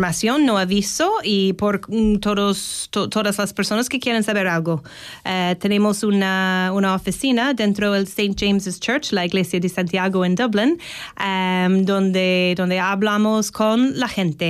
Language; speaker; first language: Spanish; non-native, learner; English